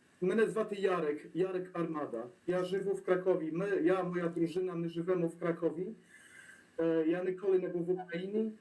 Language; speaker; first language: Ukrainian; non-native, learner; Polish